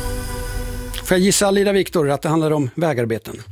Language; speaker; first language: Swedish; native; Swedish